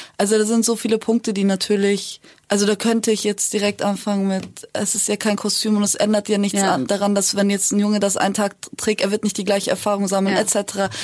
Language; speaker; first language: German; early bilingual, other home language; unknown